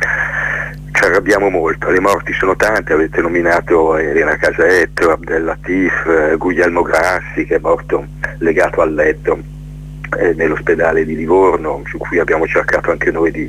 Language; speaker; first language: Italian; native; Italian